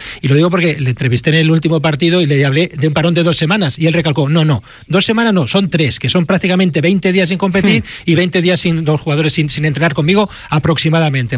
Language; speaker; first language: Spanish; native; Spanish